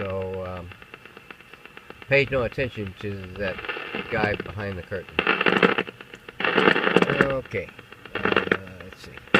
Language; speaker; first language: English; native; English